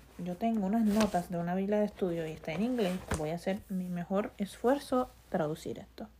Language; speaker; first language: Spanish; early bilingual, heritage; Spanish